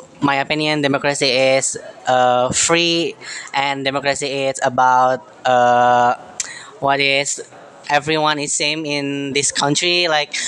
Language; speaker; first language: English; non-native, learner; Indonesian